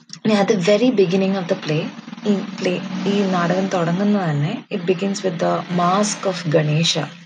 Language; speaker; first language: English; non-native, local second language; Malayalam